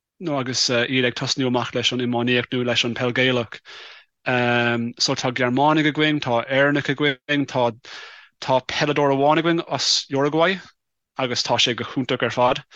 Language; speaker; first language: Irish; non-native, local second language; English